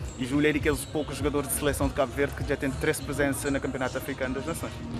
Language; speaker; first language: Portuguese; non-native, local second language; Kabuverdianu